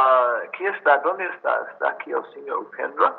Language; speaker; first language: Spanish; non-native, learner; English